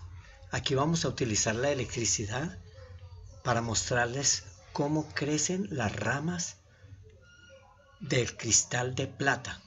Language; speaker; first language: Spanish; native; Spanish